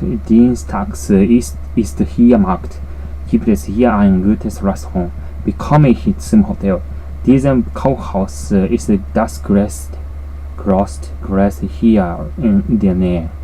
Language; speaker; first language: German; non-native, learner; Japanese